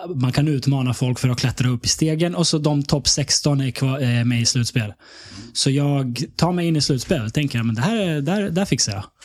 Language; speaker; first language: Swedish; early bilingual, other home language; Bosnian